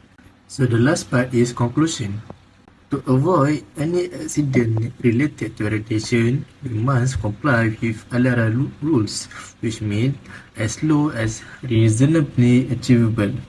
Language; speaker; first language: English; non-native, learner; Malay